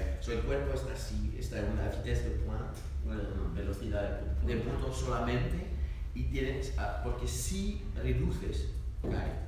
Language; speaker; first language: Spanish; non-native, learner; French